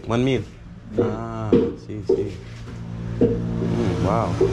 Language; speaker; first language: Spanish; non-native, learner; English